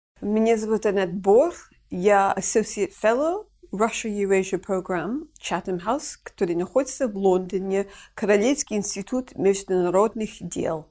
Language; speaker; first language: Russian; non-native, fluent; English